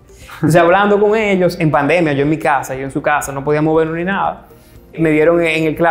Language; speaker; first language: Spanish; native; Spanish